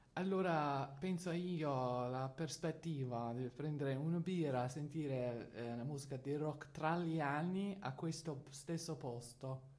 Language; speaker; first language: Italian; non-native, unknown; Spanish